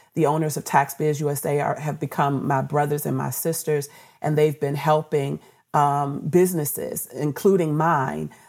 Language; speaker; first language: English; native; English